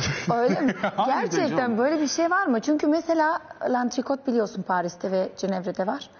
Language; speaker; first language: Turkish; non-native, fluent; Serbian